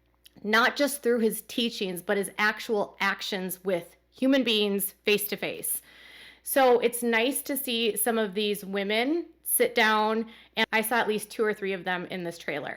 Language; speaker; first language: English; native; English